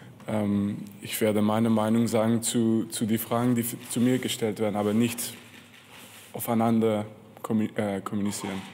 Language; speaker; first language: German; non-native, fluent; French